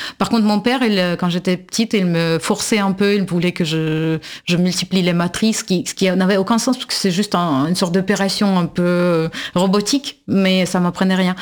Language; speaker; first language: French; non-native, fluent; Russian